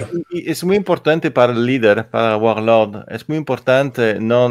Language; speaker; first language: Spanish; non-native, learner; Italian